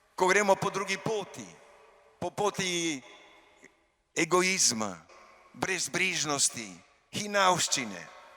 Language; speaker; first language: Slovenian; early bilingual, heritage; Slovenian